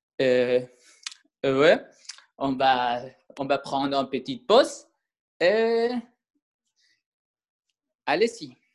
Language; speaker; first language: French; non-native, learner; Spanish